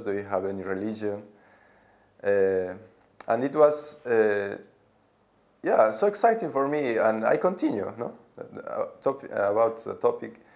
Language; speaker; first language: English; non-native, learner; Spanish